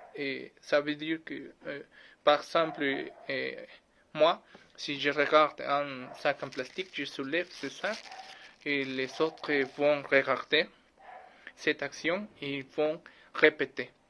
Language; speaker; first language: French; non-native, learner; Spanish